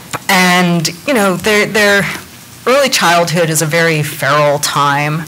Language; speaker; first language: English; native; English